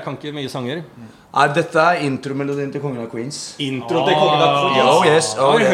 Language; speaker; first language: Norwegian; native; Norwegian